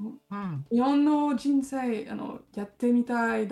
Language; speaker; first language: Japanese; non-native, learner; French